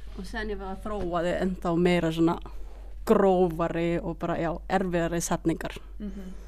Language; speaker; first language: Icelandic; early bilingual, other home language; Filipino